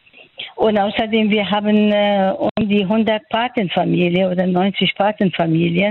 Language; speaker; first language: German; non-native, fluent; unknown